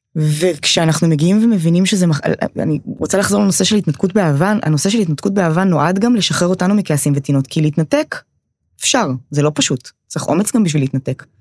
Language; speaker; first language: Hebrew; native; Hebrew